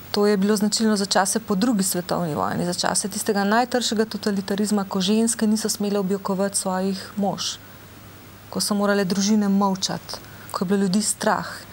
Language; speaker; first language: Slovenian; native; Slovenian